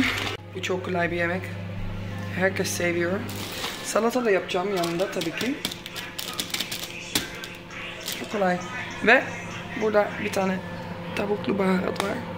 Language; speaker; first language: Turkish; non-native, learner; Dutch